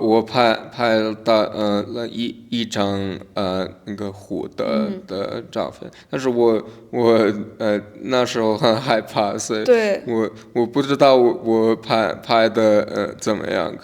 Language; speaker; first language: Chinese; non-native, learner; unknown